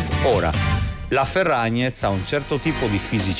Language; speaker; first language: Italian; native; Italian